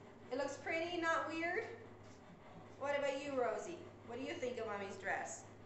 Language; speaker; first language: English; early bilingual, other home language; Plautdietsch